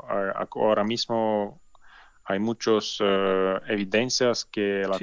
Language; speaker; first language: Spanish; non-native, learner; Ukrainian